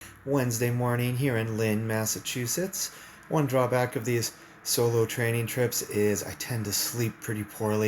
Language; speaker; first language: English; native; English